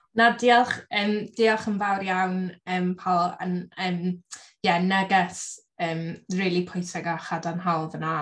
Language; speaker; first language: Welsh; native; Welsh